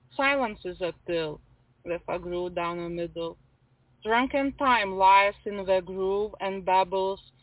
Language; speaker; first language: English; non-native, fluent; Lithuanian